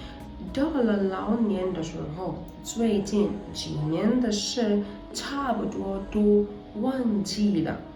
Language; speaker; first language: Chinese; non-native, learner; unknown